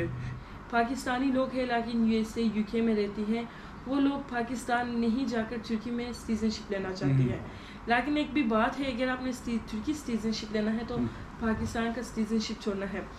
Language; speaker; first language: Hindi; non-native, learner; Turkish